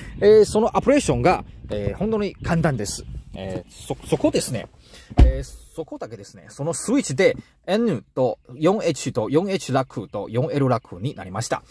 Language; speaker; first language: Japanese; non-native, learner; Chinese